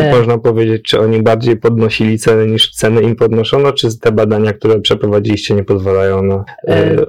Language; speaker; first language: Polish; native; Polish